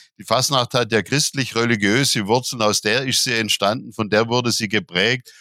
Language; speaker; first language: German; native; German